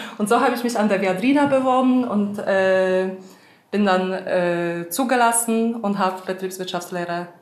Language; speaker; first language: German; non-native, fluent; Polish